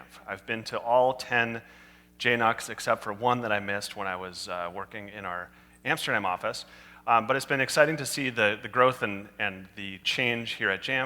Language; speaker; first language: English; native; English